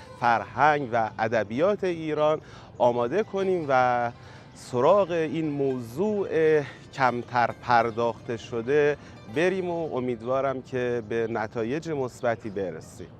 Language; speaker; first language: Persian; native; Persian